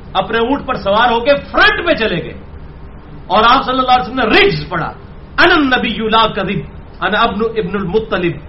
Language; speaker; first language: Urdu; non-native, local second language; Punjabi